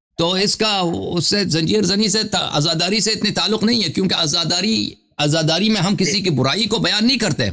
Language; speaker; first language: Urdu; non-native, fluent; Persian